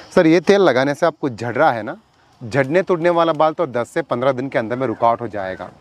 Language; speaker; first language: Hindi; non-native, local second language; Kannada